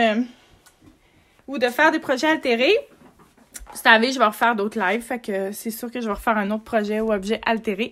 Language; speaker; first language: French; native; French